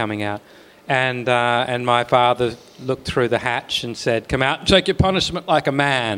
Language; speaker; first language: English; native; English